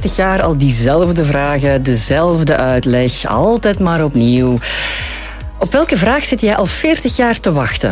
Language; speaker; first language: Dutch; native; Dutch